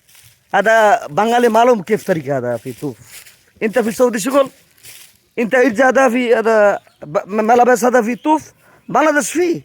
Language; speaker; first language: Arabic; non-native, learner; Bangla